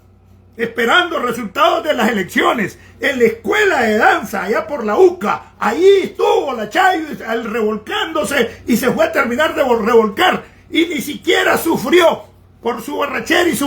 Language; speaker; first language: Spanish; native; Spanish